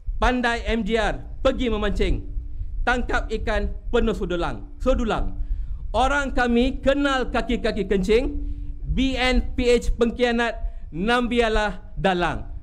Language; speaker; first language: Malay; non-native, local second language; Tamil